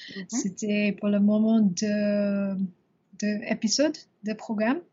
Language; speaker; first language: French; non-native, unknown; English